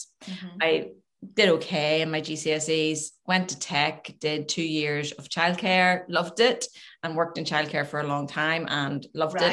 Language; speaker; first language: English; native; English